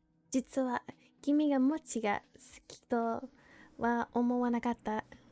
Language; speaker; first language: Japanese; non-native, learner; English